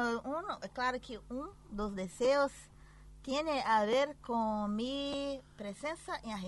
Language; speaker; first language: Spanish; non-native, learner; Portuguese